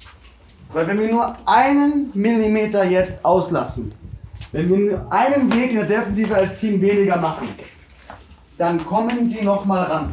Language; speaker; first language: German; native; German